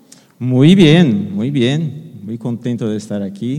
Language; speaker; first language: Spanish; non-native, fluent; Portuguese